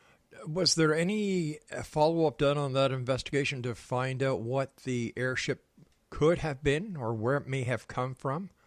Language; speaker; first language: English; native; English